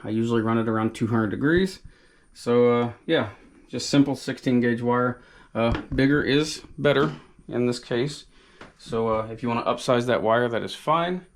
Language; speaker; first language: English; native; English